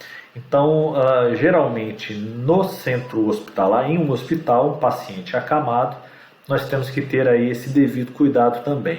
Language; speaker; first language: Portuguese; native; Portuguese